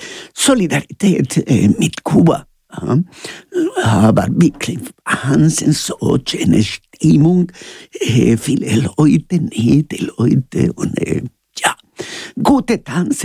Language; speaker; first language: German; non-native, learner; Spanish